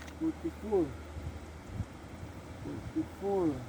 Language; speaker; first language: English; non-native, local second language; Filipino